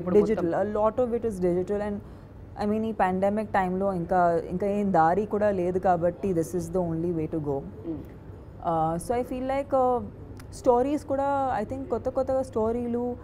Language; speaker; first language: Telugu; non-native, fluent; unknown